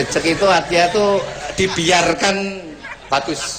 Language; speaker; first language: Indonesian; non-native, local second language; Javanese